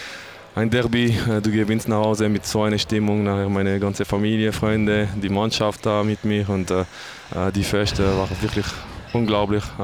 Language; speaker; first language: German; non-native, local second language; French